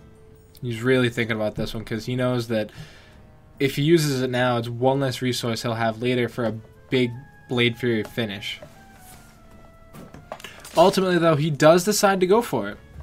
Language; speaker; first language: English; native; English